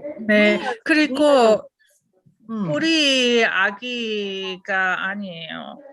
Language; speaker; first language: Korean; non-native, learner; English